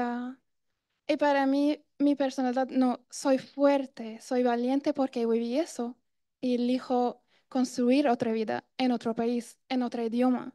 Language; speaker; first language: Spanish; non-native, fluent; Arabic